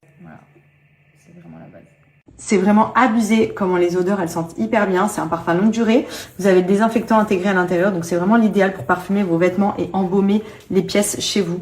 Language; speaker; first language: French; native; French